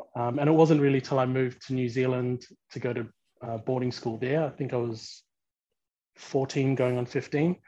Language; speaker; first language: English; early bilingual, other home language; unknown